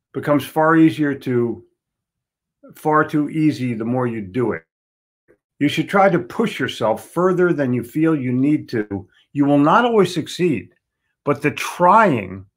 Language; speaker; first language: English; native; English